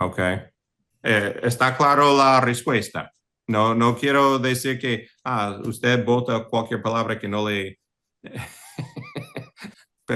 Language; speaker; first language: Spanish; non-native, fluent; English